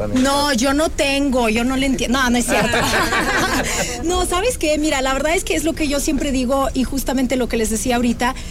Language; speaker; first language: Spanish; non-native, fluent; Russian